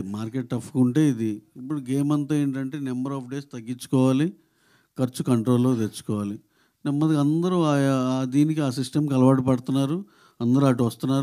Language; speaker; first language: Telugu; native; Telugu